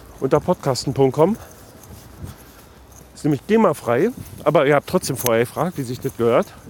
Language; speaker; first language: German; native; German